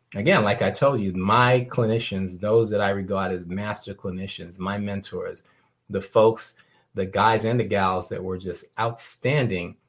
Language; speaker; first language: English; native; English